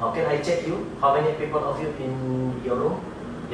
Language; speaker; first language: English; non-native, learner; Malay